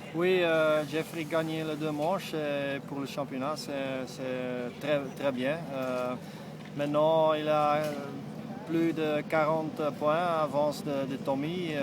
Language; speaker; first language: French; non-native, fluent; Dutch